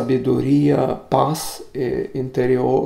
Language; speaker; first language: Spanish; non-native, learner; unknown